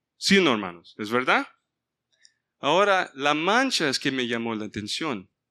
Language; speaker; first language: Spanish; early bilingual, heritage; Spanish